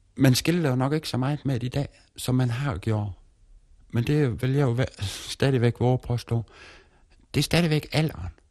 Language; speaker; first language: Danish; native; Danish